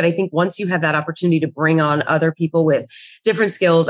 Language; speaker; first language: English; native; English